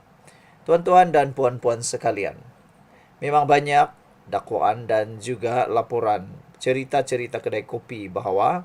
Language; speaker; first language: Malay; native; Malay